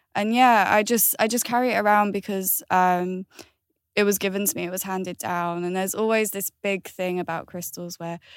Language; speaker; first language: English; native; English